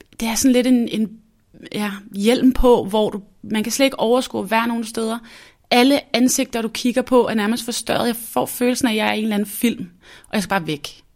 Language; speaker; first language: Danish; native; Danish